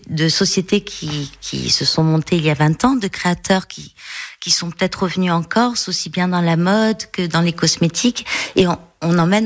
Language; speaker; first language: French; native; French